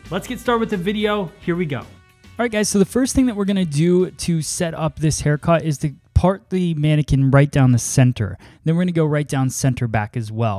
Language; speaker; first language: English; native; English